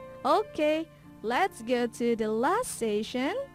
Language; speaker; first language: English; non-native, fluent; Indonesian